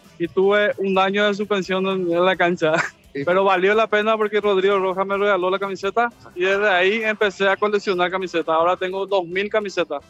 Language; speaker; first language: Spanish; native; Spanish